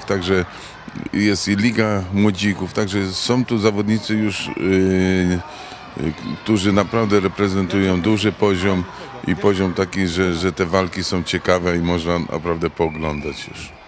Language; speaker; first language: Polish; native; Polish